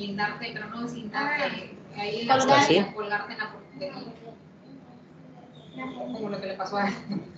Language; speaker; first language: Spanish; native; Spanish